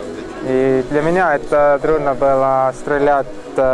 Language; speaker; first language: Russian; non-native, learner; Estonian